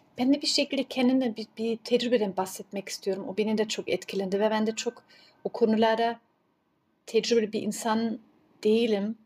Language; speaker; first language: Turkish; early bilingual, heritage; Turkish